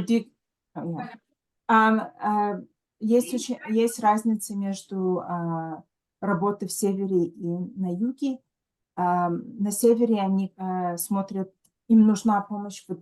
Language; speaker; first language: Russian; early bilingual, heritage; Russian